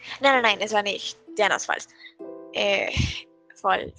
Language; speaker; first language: German; non-native, learner; Spanish